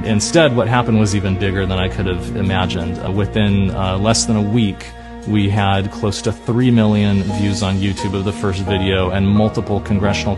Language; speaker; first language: English; native; English